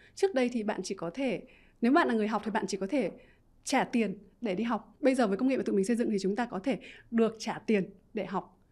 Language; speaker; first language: Vietnamese; native; Vietnamese